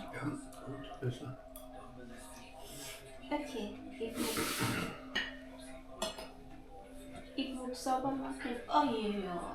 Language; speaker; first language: German; non-native, learner; Thai